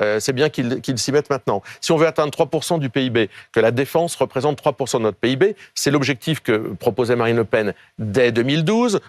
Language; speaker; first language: French; native; French